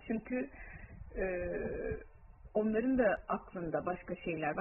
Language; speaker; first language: Turkish; early bilingual, heritage; Turkish